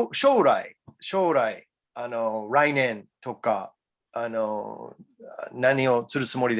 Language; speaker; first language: Japanese; non-native, learner; English